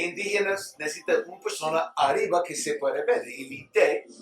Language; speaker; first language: Spanish; non-native, learner; English